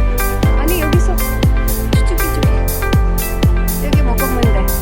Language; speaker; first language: Korean; non-native, learner; Filipino